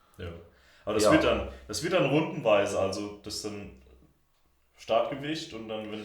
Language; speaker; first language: German; native; German